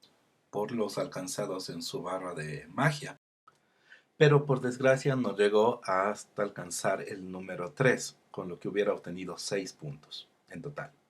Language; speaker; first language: Spanish; native; Spanish